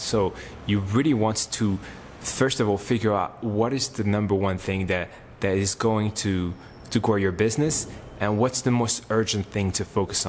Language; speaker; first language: English; non-native, fluent; French